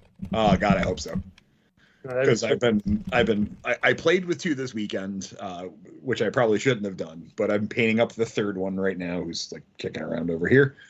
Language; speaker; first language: English; native; English